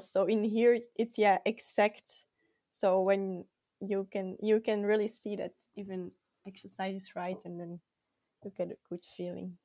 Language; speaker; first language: English; non-native, fluent; Dutch